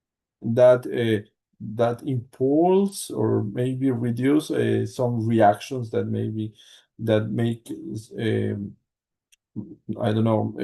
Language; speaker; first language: English; non-native, learner; Spanish